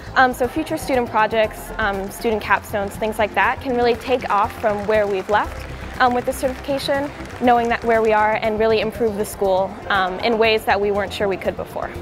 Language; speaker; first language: English; native; English